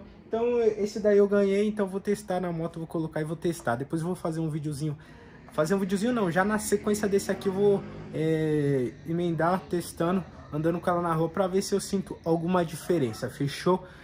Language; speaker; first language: Portuguese; native; Portuguese